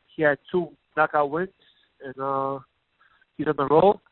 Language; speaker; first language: English; native; English